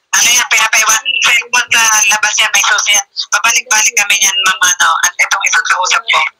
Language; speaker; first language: Filipino; native; Filipino